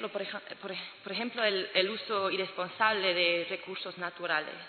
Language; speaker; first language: Spanish; non-native, learner; English